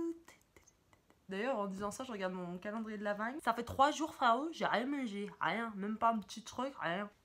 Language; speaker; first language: French; native; French